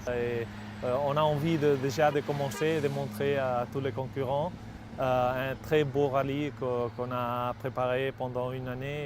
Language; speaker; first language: French; non-native, fluent; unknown